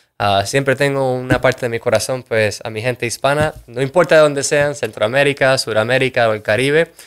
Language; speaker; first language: Spanish; native; Spanish